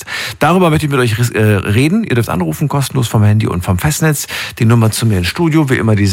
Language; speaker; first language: German; native; German